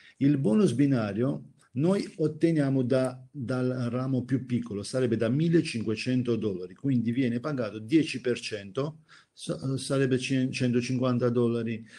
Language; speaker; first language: Italian; non-native, fluent; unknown